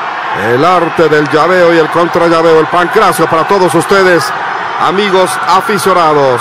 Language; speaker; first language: Spanish; native; Spanish